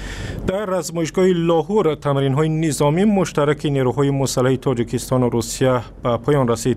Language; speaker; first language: Persian; native; Persian